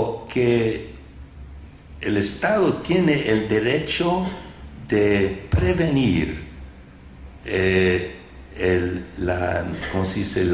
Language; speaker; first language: Spanish; non-native, fluent; English